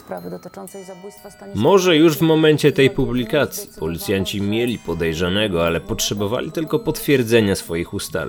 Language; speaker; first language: Polish; native; Polish